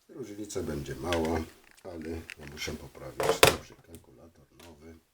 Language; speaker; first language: Polish; non-native, learner; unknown